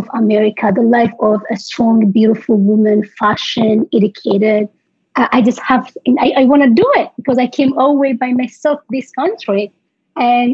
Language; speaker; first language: English; non-native, fluent; Tigrinya